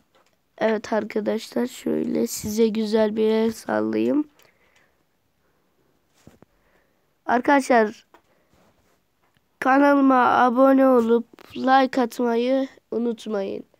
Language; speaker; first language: Turkish; native; Turkish